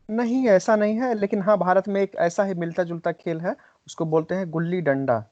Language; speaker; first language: Hindi; native; Hindi